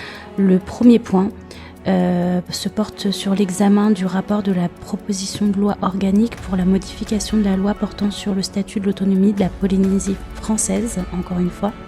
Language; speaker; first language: French; native; French